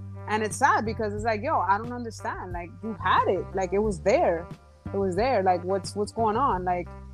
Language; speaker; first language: English; early bilingual, other home language; Spanish